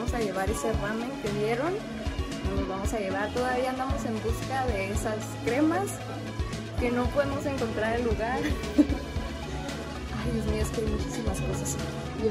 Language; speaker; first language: Spanish; native; Spanish